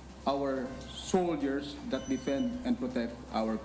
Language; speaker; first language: English; non-native, local second language; Filipino